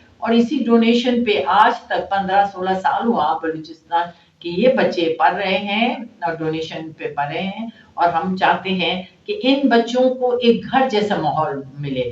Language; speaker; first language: Urdu; non-native, local second language; Baluchi